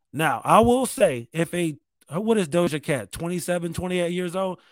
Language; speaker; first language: English; native; English